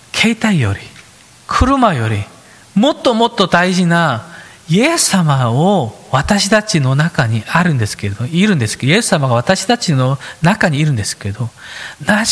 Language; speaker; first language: Japanese; non-native, fluent; Korean